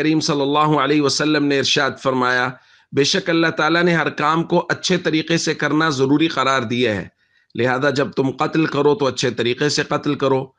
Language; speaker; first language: Urdu; native; Urdu